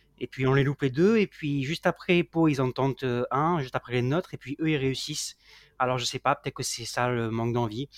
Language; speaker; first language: French; native; French